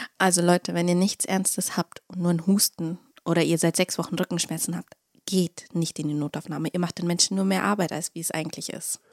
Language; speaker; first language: German; early bilingual, other home language; Russian